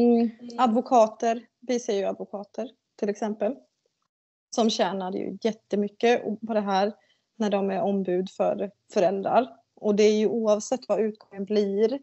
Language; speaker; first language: Swedish; native; Swedish